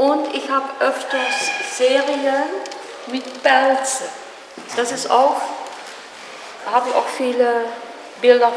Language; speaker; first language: German; non-native, learner; Dutch